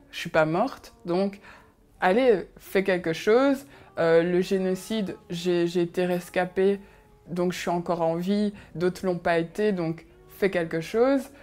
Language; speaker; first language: French; early bilingual, other home language; Kinyarwanda